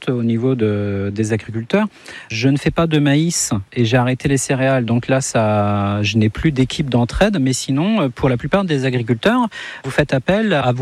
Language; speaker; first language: French; native; French